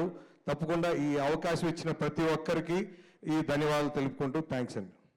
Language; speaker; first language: Telugu; native; Telugu